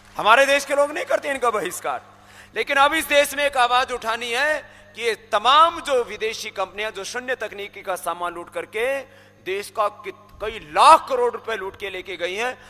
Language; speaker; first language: Hindi; native; Hindi